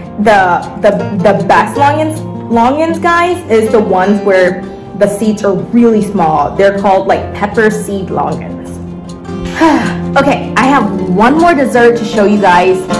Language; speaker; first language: English; early bilingual, other home language; Vietnamese